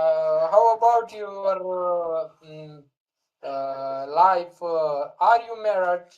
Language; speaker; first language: English; non-native, learner; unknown